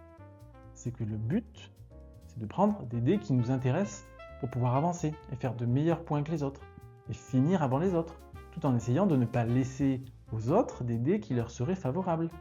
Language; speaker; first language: French; native; French